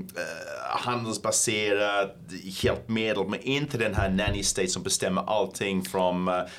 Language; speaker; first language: Swedish; non-native, fluent; English